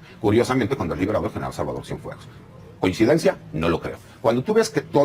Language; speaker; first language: Spanish; native; Spanish